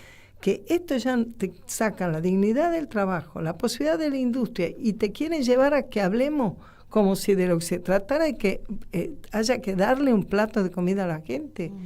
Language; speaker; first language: Spanish; native; Spanish